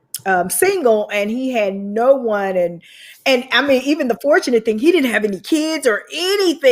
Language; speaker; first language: English; native; English